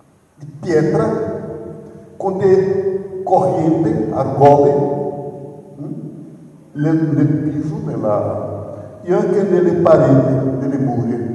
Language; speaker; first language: Italian; non-native, fluent; Portuguese